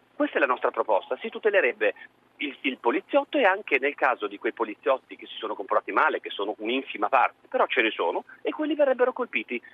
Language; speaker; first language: Italian; native; Italian